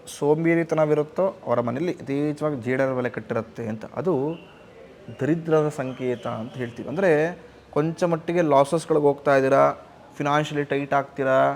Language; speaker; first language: Kannada; native; Kannada